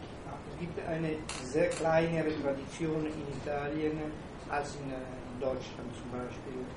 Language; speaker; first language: German; non-native, fluent; Italian